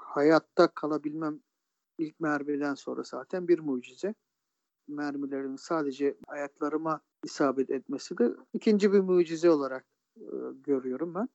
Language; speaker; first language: Turkish; native; Turkish